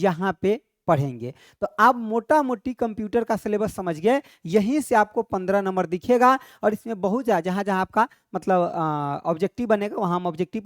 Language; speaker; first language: Hindi; native; Hindi